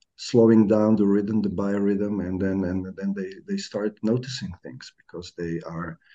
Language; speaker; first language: English; non-native, fluent; Croatian